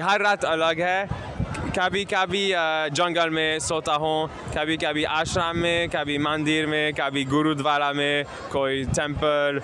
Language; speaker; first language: Hindi; non-native, learner; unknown